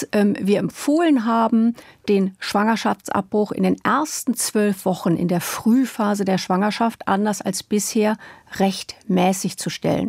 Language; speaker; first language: German; native; German